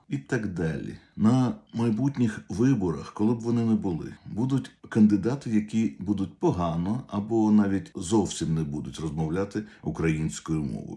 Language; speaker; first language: Ukrainian; non-native, local second language; Russian